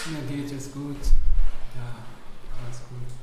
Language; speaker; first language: German; non-native, learner; Arabic